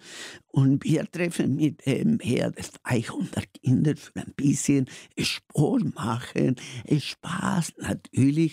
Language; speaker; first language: German; non-native, learner; Spanish